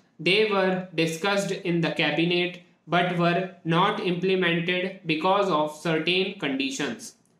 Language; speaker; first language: English; non-native, local second language; Hindi